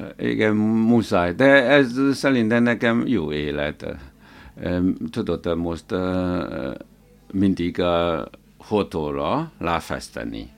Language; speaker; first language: Hungarian; non-native, learner; Chinese